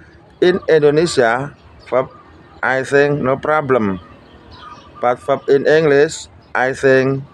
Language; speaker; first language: English; non-native, learner; Indonesian